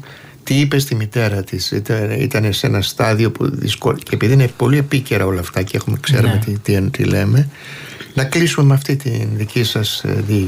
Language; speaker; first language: Greek; native; Greek